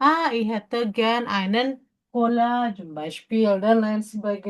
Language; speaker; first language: German; non-native, fluent; Indonesian